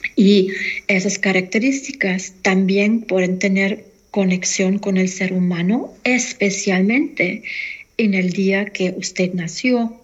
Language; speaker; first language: Spanish; non-native, fluent; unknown